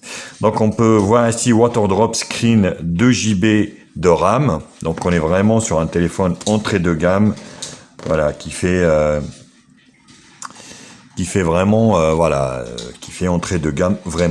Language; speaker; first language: French; native; French